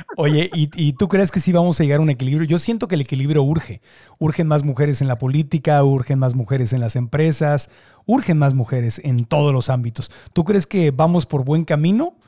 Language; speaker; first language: Spanish; native; Spanish